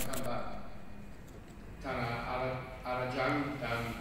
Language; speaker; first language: Indonesian; non-native, fluent; English